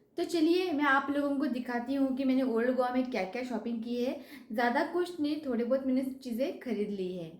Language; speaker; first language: Hindi; non-native, local second language; Konkani